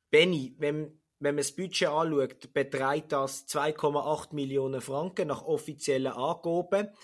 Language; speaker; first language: German; native; German